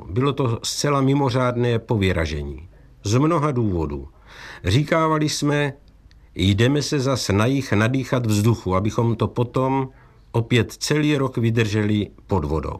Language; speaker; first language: Czech; native; Czech